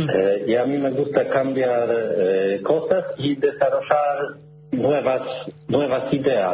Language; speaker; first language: Spanish; non-native, learner; Polish